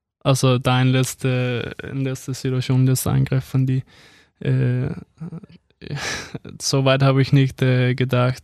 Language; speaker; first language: German; non-native, fluent; Danish